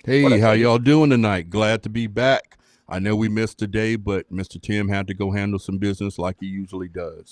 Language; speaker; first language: English; native; English